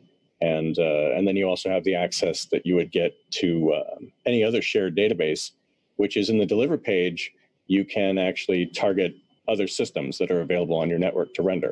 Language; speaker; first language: English; native; English